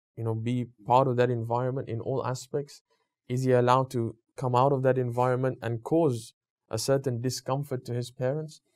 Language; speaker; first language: English; native; English